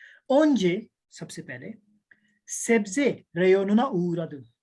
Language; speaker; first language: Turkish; non-native, fluent; Urdu